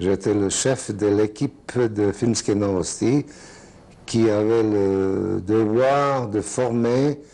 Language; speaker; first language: French; non-native, fluent; Serbian